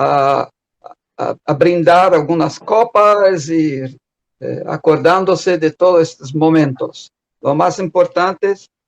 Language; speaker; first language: Spanish; non-native, fluent; Portuguese